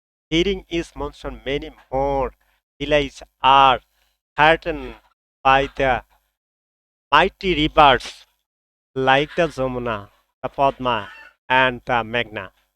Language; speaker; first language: English; non-native, local second language; Bangla